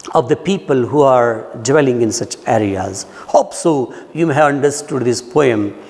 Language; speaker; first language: English; non-native, local second language; Marathi